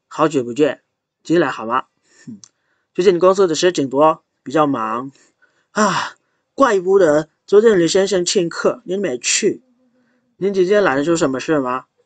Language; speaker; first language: Chinese; non-native, fluent; Indonesian